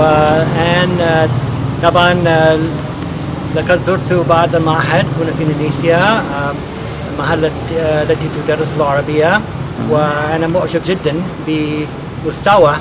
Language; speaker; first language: Arabic; non-native, fluent; English